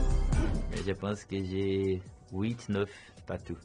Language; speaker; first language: French; non-native, learner; Portuguese